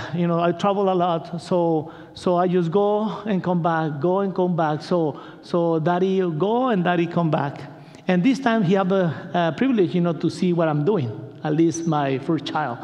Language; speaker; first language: English; non-native, learner; Spanish